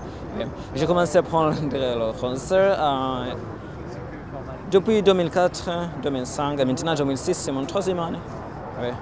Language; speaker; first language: French; non-native, learner; Swahili